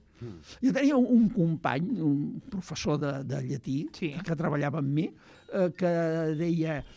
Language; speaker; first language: Catalan; native; Catalan